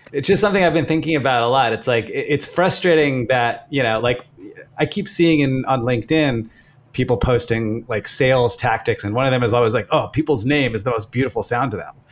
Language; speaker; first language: English; early bilingual, other home language; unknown